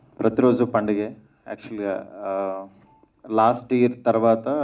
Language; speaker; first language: Telugu; native; Telugu